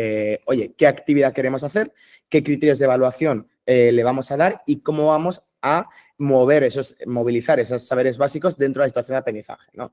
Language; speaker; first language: Spanish; native; Spanish